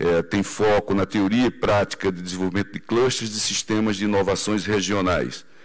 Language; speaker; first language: Portuguese; native; Portuguese